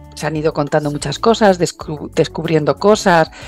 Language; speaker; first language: Spanish; native; Spanish